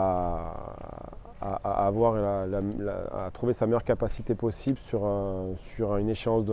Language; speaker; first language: French; native; French